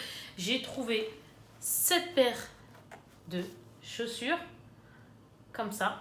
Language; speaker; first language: French; native; French